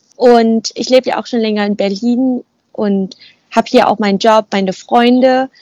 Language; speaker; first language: German; early bilingual, other home language; Vietnamese